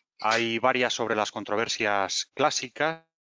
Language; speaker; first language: Spanish; native; Spanish